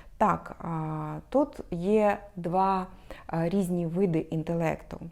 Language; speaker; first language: Ukrainian; non-native, local second language; Russian